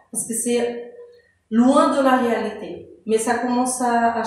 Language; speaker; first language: French; non-native, fluent; Portuguese